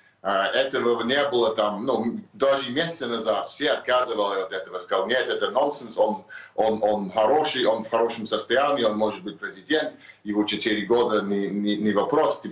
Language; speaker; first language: Russian; non-native, fluent; English